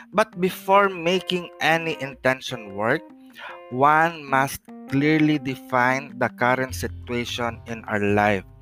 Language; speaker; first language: English; non-native, local second language; Filipino